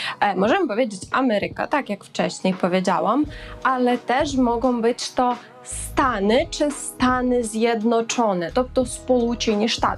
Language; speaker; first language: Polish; non-native, fluent; Ukrainian